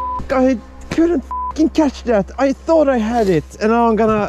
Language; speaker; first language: English; non-native, fluent; Swedish